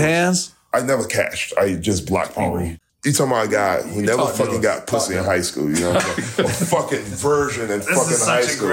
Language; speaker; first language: English; native; English